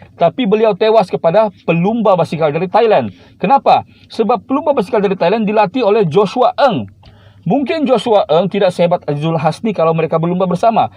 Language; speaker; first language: Malay; native; Malay